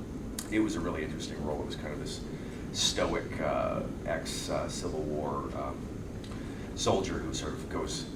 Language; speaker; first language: English; native; English